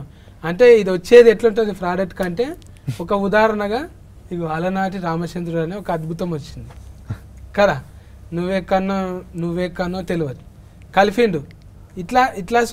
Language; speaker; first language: Telugu; native; Telugu